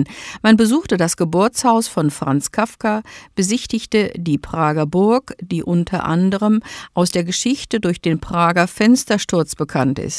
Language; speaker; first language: German; native; German